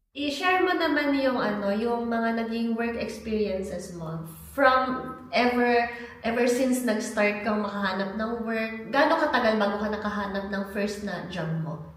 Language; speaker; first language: Filipino; native; Filipino